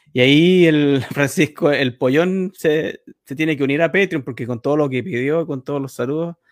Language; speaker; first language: Spanish; native; Spanish